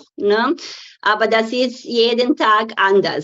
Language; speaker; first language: German; non-native, fluent; Portuguese